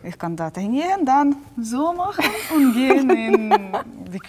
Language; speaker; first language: German; non-native, learner; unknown